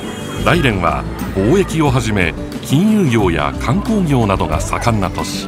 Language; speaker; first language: Japanese; native; Japanese